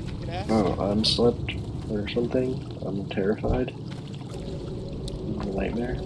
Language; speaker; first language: English; native; English